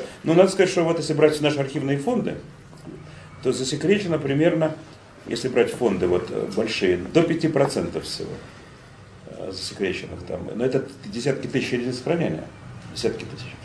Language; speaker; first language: Russian; native; Russian